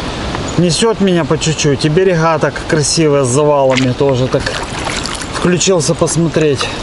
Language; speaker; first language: Russian; native; Russian